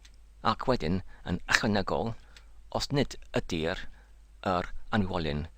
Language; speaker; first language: Welsh; non-native, learner; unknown